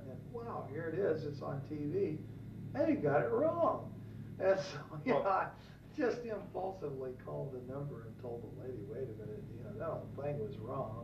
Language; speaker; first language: English; native; English